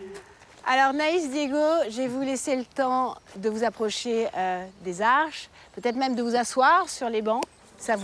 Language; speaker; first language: French; native; French